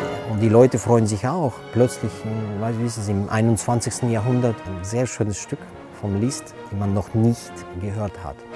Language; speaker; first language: German; non-native, fluent; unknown